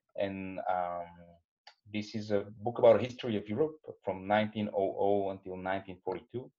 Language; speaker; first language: English; non-native, fluent; Bulgarian